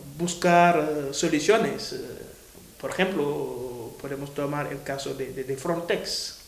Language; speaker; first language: Spanish; non-native, fluent; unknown